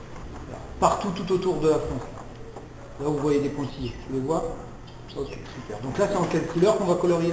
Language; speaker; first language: French; native; French